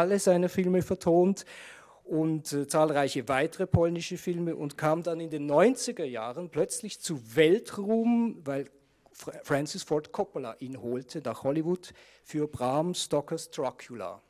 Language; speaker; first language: German; native; German